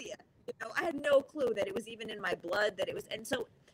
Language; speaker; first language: English; native; English